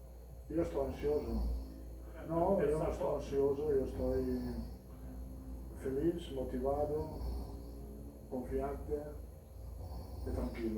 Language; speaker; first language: Portuguese; non-native, learner; Italian